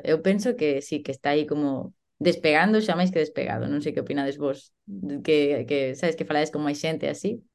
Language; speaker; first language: Galician; non-native, local second language; Spanish